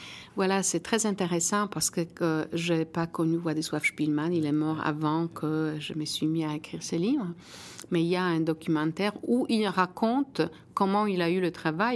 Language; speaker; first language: French; non-native, fluent; Polish